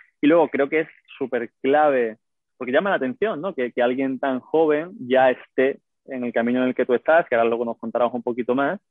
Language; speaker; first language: Spanish; native; Spanish